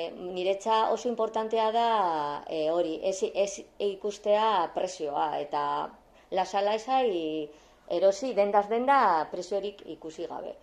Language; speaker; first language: Basque; non-native, learner; Spanish